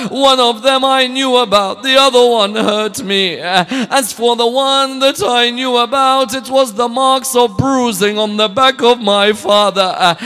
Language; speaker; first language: English; native; English